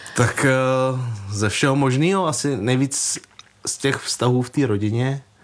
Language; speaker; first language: Czech; early bilingual, other home language; Vietnamese